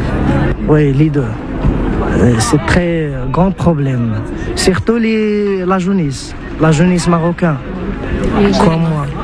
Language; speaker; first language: French; non-native, learner; Arabic